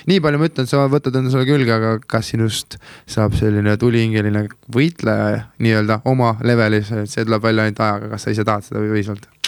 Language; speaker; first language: Estonian; native; Estonian